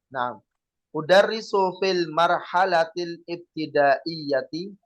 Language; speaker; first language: Arabic; non-native, fluent; Indonesian